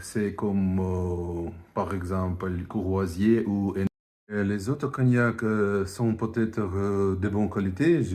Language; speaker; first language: French; non-native, fluent; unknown